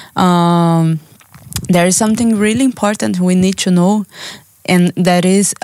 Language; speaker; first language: English; non-native, learner; Portuguese